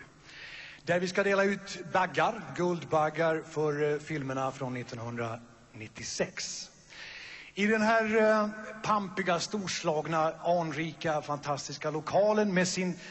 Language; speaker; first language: Swedish; native; Swedish